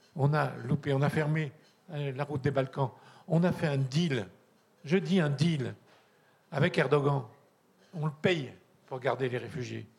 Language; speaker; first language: French; native; French